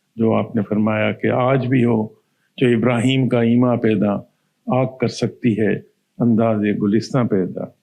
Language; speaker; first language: Urdu; non-native, local second language; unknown